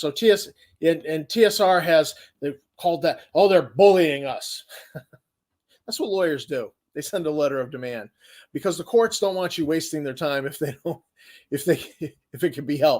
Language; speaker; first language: English; native; English